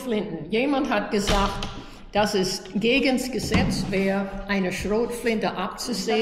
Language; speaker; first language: German; early bilingual, heritage; German